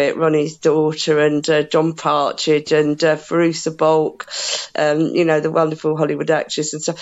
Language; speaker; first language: English; native; English